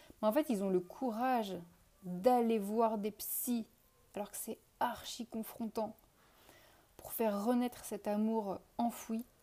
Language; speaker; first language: French; native; French